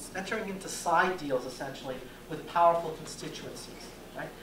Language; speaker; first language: English; native; English